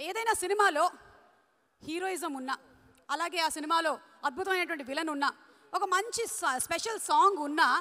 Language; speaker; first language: Telugu; native; Telugu